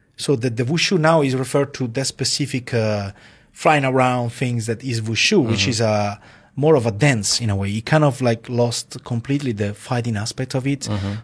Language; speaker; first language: English; non-native, fluent; Italian